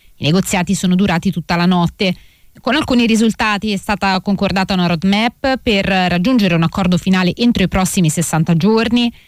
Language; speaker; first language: Italian; native; Italian